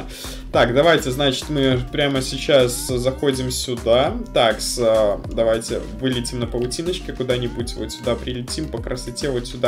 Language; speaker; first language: Russian; native; Russian